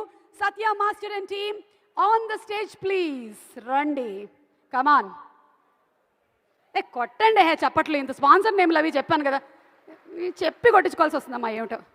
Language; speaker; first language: Telugu; native; Telugu